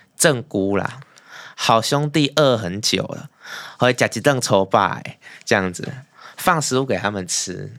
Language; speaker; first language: Chinese; native; Chinese